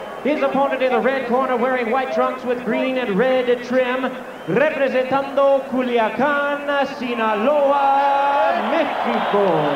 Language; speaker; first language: English; native; English